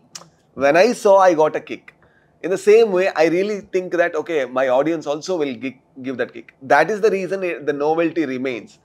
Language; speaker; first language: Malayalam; non-native, learner; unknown